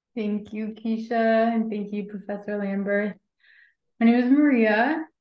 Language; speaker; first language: English; native; English